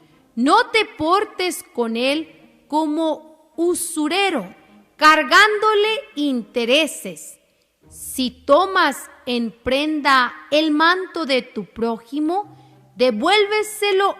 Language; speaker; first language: Spanish; native; Spanish